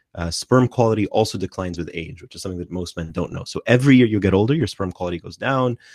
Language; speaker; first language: English; non-native, fluent; Arabic